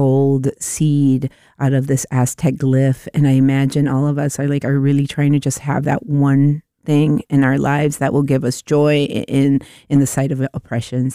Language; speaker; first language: English; native; English